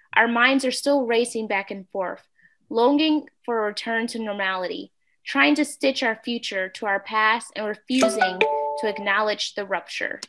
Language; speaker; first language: English; native; English